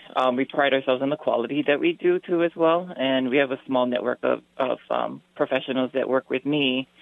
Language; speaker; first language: English; native; English